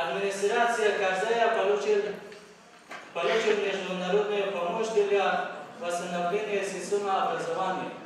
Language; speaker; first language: Russian; non-native, learner; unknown